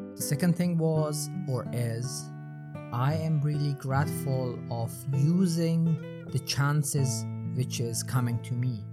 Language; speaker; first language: English; non-native, fluent; Persian